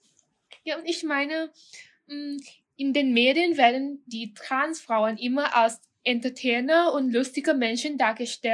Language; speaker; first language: German; non-native, fluent; Thai